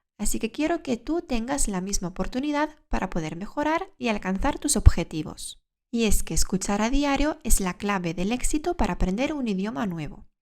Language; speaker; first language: Spanish; early bilingual, other home language; Lithuanian